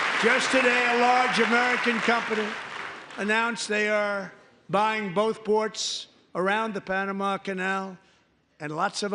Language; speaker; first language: English; native; English